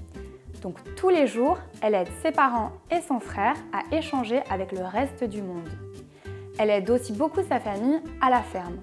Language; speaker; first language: French; native; French